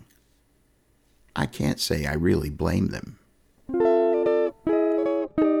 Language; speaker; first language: English; native; English